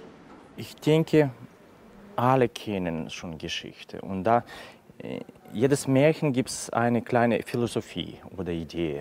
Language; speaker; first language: German; non-native, learner; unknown